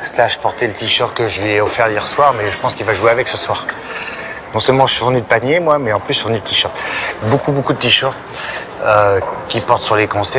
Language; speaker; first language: French; native; French